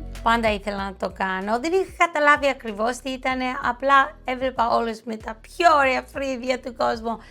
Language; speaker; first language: Greek; early bilingual, heritage; Greek